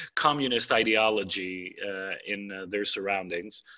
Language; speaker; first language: English; non-native, fluent; Greek